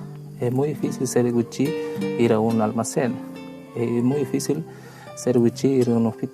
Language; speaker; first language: Spanish; non-native, local second language; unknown